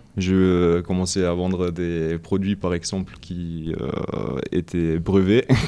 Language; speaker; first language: French; non-native, fluent; German